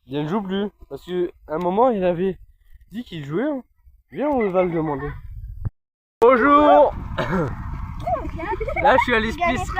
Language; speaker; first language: French; native; French